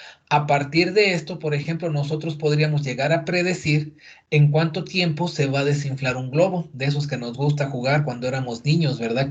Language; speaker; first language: Spanish; native; Spanish